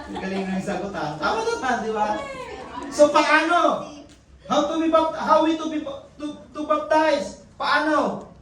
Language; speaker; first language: Filipino; non-native, local second language; Iloko